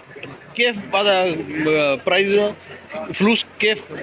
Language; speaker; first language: Arabic; non-native, learner; Urdu